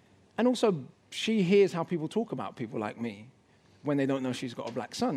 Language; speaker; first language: English; native; English